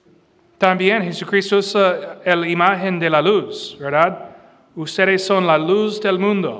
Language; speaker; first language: Spanish; non-native, fluent; English